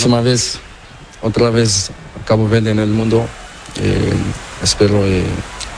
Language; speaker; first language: Spanish; non-native, learner; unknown